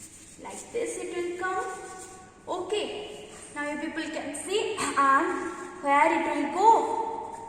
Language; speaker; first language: English; non-native, local second language; Hindi